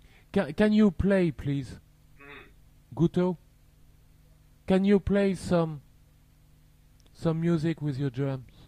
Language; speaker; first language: English; non-native, learner; French